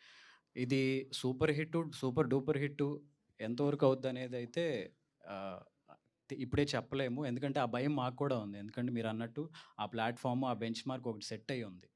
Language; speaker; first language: Telugu; native; Telugu